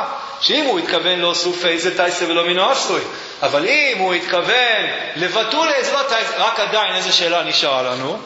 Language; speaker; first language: Hebrew; native; Hebrew